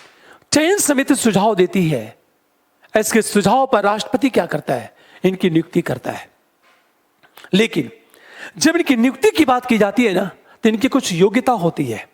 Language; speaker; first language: Hindi; native; Hindi